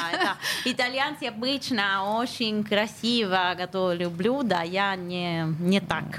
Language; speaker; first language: Russian; non-native, learner; Italian